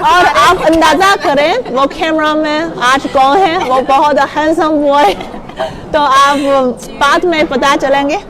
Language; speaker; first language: Hindi; non-native, learner; Chinese